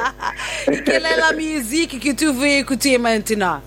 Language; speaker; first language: French; non-native, learner; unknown